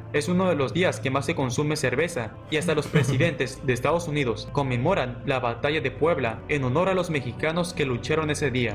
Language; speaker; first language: Spanish; native; Spanish